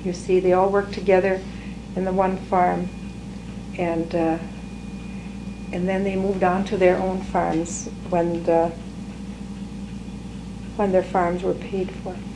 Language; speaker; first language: English; early bilingual, other home language; French